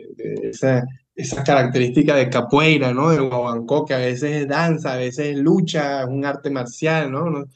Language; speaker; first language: Spanish; native; Spanish